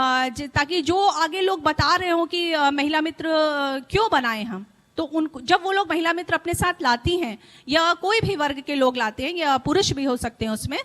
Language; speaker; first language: Hindi; native; Hindi